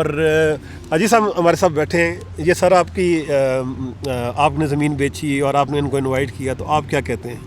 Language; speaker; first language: Urdu; native; Urdu